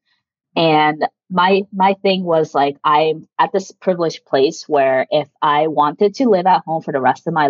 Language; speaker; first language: English; early bilingual, other home language; Japanese